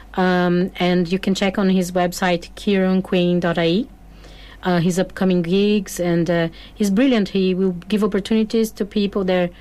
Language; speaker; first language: English; non-native, fluent; Portuguese